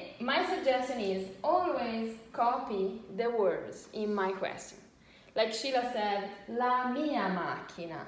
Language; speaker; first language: English; non-native, fluent; Italian